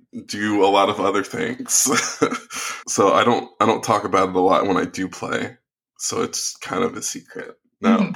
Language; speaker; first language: English; native; English